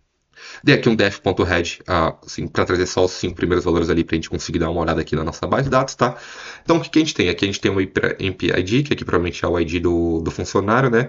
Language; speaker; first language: Portuguese; native; Portuguese